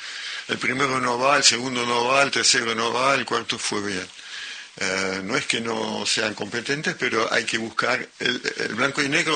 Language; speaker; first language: Spanish; non-native, local second language; French